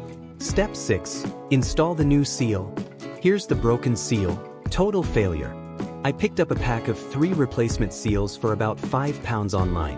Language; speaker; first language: English; native; English